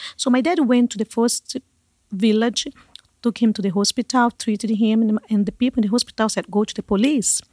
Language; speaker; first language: English; non-native, learner; Portuguese